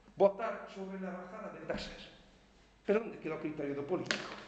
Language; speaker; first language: Spanish; non-native, local second language; Galician